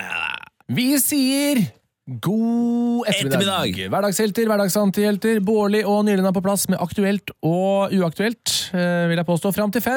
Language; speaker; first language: Norwegian; native; Norwegian